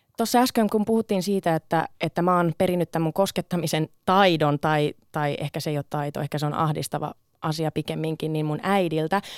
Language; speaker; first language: Finnish; early bilingual, other home language; Sinhala